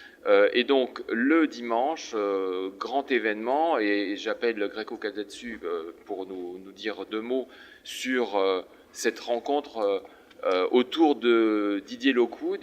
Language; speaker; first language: French; native; French